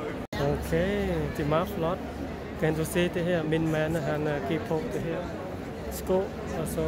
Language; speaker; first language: Danish; non-native, learner; Thai